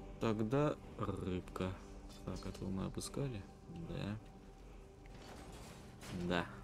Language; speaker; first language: Russian; native; Russian